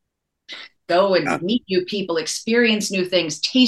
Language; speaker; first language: English; native; English